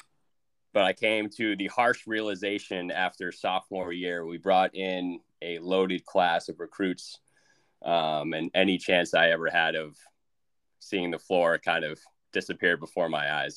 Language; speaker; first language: English; native; English